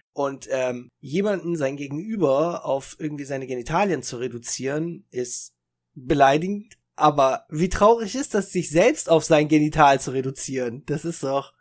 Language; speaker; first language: German; early bilingual, other home language; Italian